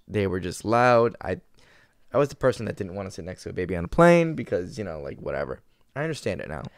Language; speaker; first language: English; native; English